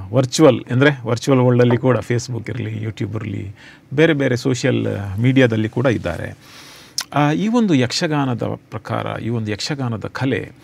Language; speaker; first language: Kannada; native; Kannada